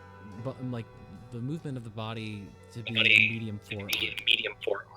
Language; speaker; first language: English; native; English